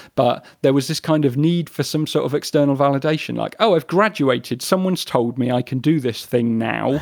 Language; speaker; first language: English; native; English